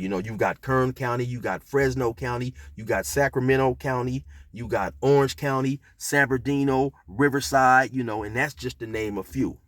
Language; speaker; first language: English; native; English